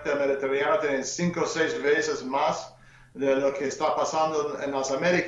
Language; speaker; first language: Spanish; non-native, fluent; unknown